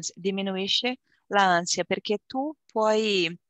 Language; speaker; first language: Italian; non-native, learner; Portuguese